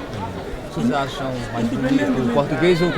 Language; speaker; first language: Portuguese; native; Portuguese